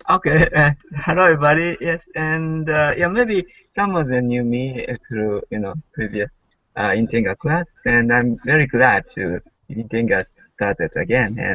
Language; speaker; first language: English; non-native, learner; Japanese